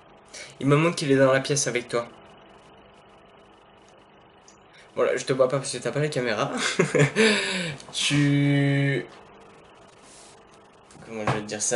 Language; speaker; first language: French; native; French